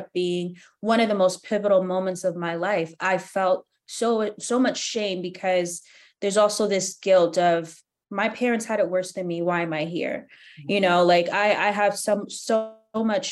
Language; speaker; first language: English; native; English